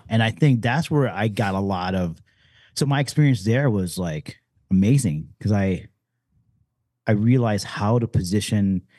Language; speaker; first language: English; native; English